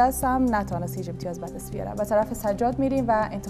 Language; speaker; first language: Persian; native; Persian